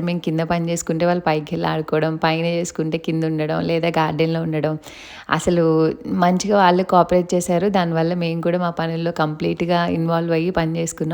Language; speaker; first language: Telugu; native; Telugu